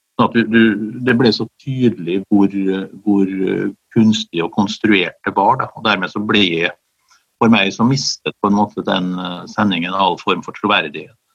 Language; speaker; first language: Norwegian; native; Norwegian